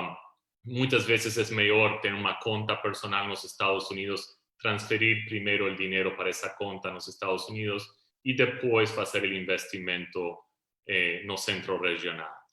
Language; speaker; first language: Portuguese; non-native, fluent; Spanish